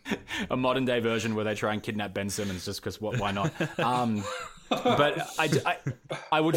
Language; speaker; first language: English; native; English